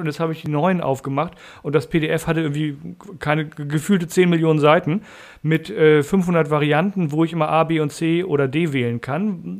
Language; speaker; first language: German; native; German